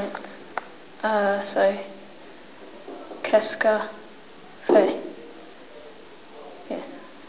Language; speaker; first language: French; non-native, learner; English